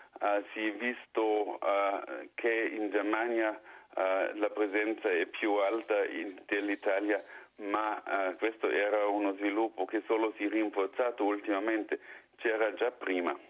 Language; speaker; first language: Italian; non-native, fluent; German